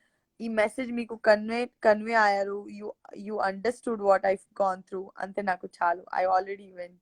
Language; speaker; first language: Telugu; non-native, local second language; Gujarati